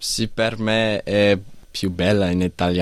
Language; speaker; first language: Italian; non-native, learner; English